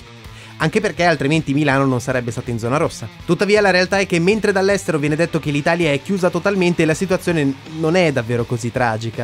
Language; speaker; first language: Italian; native; Italian